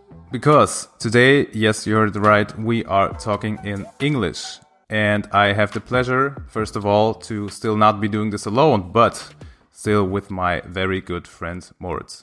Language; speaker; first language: English; non-native, fluent; German